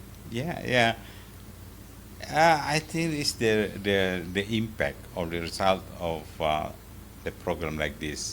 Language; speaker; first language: English; non-native, fluent; Indonesian